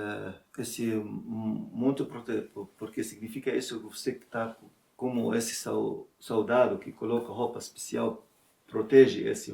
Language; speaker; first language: Portuguese; non-native, learner; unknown